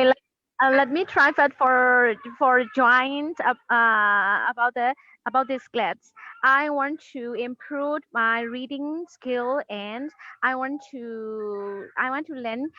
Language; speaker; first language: English; non-native, learner; Burmese